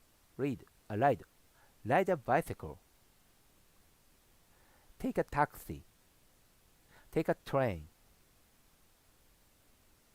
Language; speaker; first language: English; non-native, learner; Japanese